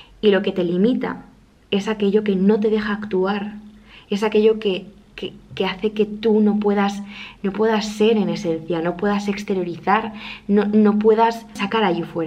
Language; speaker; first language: Spanish; native; Spanish